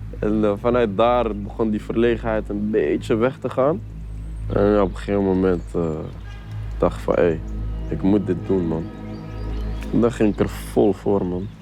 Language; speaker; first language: Dutch; early bilingual, other home language; Arabic